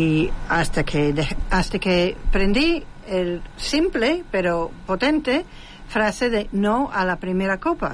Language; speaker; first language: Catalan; non-native, local second language; Spanish